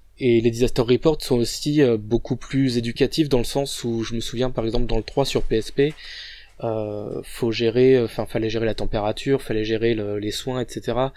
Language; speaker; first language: French; native; French